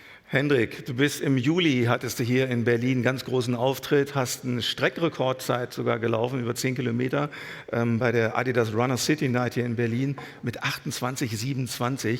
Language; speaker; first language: German; native; German